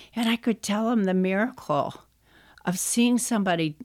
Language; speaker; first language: English; native; English